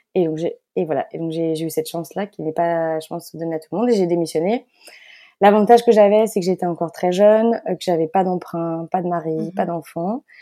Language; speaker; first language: French; native; French